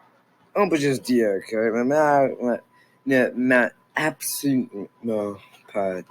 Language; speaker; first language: French; non-native, local second language; English